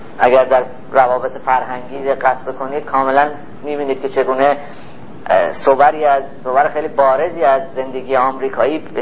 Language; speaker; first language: Persian; native; Persian